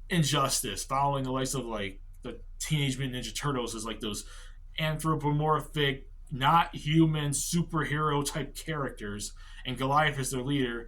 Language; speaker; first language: English; native; English